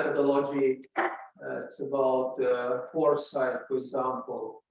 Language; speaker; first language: English; non-native, learner; Latvian